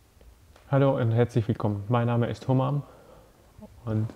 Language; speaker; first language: German; non-native, learner; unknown